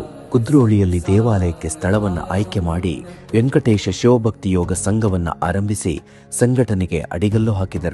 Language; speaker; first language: Kannada; native; Kannada